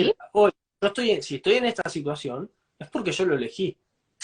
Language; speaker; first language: Spanish; native; Spanish